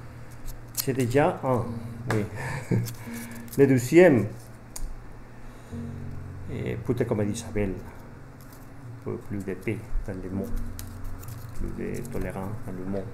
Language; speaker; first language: French; non-native, fluent; Spanish